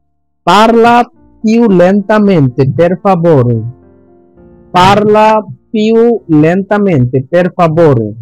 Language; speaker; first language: Italian; non-native, learner; Bangla